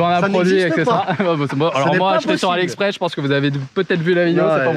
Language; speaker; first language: French; native; French